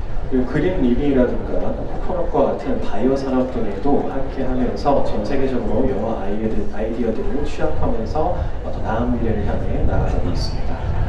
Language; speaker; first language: Korean; native; Korean